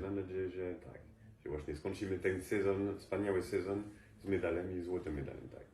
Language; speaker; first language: Polish; non-native, fluent; French